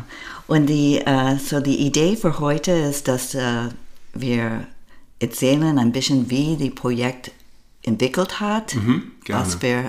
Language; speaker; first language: German; non-native, learner; English